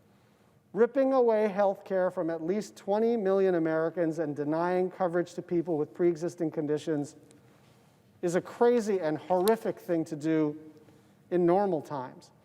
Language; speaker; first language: English; native; English